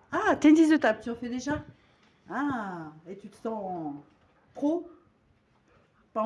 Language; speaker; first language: French; native; French